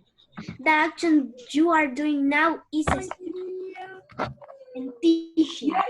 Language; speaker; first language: English; non-native, learner; Spanish